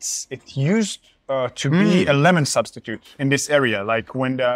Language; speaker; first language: English; non-native, fluent; Hebrew